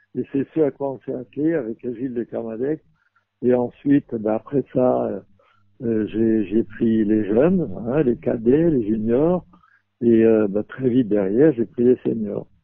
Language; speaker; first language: French; native; French